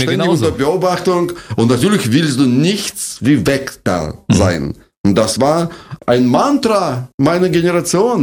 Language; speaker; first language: German; non-native, fluent; Russian